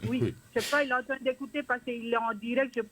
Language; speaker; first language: French; non-native, local second language; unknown